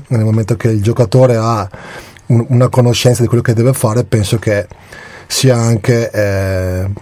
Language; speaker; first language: Italian; native; Italian